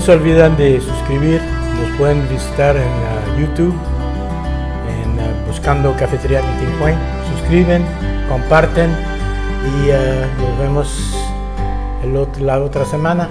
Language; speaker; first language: Spanish; non-native, fluent; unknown